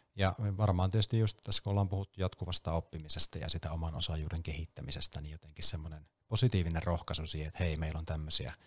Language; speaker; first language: Finnish; native; Finnish